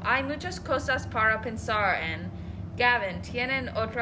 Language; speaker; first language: Spanish; non-native, learner; English